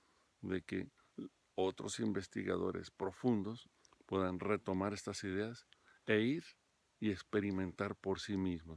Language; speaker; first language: Spanish; native; Spanish